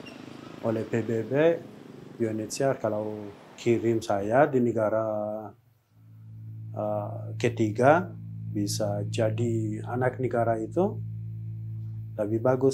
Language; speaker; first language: Indonesian; non-native, learner; Persian